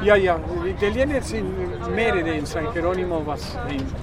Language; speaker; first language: German; early bilingual, heritage; Spanish